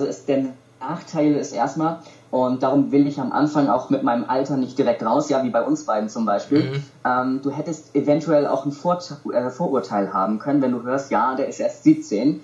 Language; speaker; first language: German; native; German